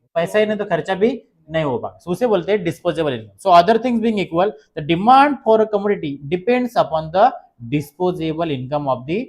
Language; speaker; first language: Hindi; non-native, local second language; Marathi